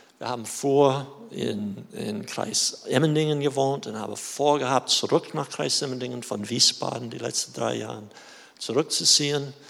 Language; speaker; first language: German; non-native, fluent; English